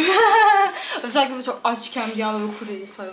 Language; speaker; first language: Turkish; native; Turkish